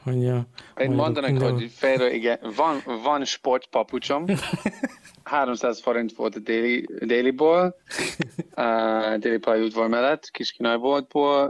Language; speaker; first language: Hungarian; non-native, fluent; English